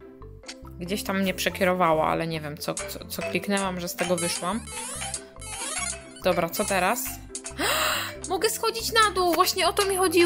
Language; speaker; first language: Polish; native; Polish